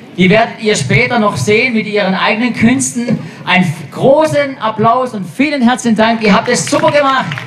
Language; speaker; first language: German; native; German